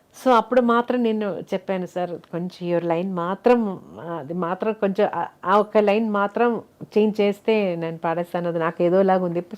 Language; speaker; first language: Telugu; non-native, fluent; Malayalam